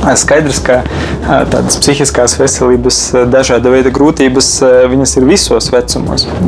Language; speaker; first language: Latvian; non-native, local second language; Russian